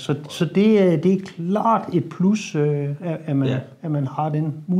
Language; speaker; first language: Danish; native; Danish